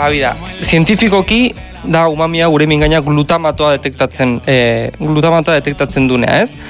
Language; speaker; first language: Basque; native; Basque